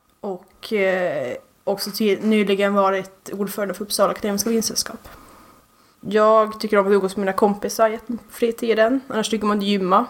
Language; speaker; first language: Swedish; native; Swedish